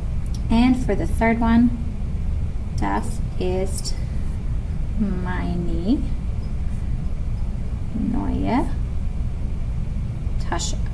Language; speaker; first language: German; non-native, fluent; English